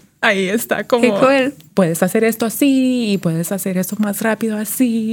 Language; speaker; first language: Spanish; early bilingual, heritage; Spanish